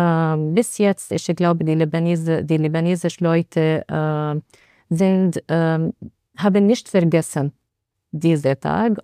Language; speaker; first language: German; non-native, learner; Arabic